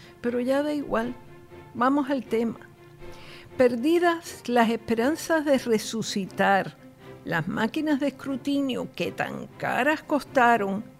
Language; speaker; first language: Spanish; native; Spanish